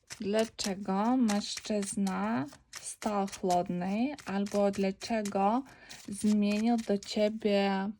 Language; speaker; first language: Polish; non-native, learner; Ukrainian